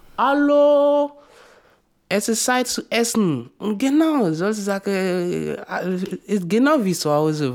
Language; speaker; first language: German; non-native, learner; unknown